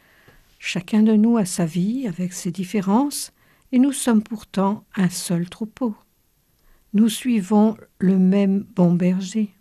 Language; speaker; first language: French; native; French